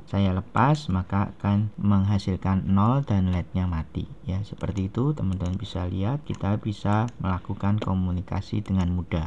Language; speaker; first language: Indonesian; native; Indonesian